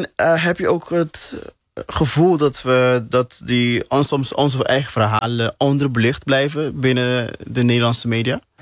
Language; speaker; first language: Dutch; non-native, local second language; Papiamento